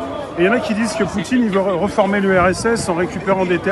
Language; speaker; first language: French; native; French